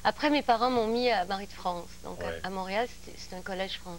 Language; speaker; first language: French; native; French